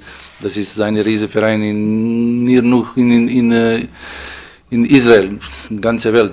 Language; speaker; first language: German; non-native, fluent; Serbian